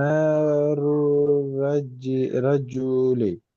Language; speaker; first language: Arabic; non-native, learner; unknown